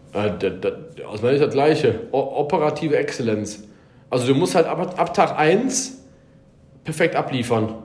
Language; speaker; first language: German; native; German